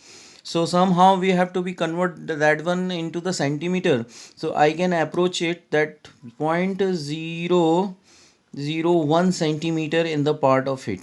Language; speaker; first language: English; non-native, local second language; Hindi